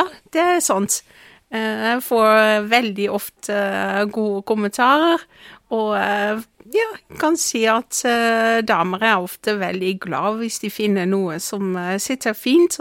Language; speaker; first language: Norwegian; non-native, fluent; Dutch